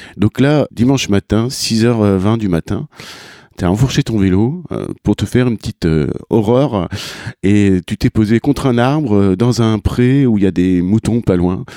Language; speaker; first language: French; native; French